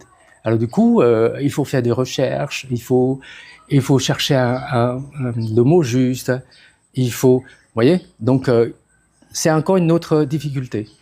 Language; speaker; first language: French; non-native, fluent; Khmer